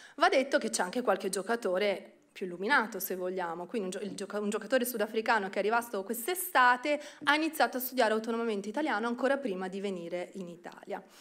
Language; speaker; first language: Italian; native; Italian